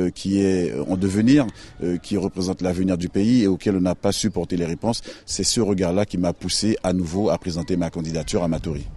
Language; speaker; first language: French; native; French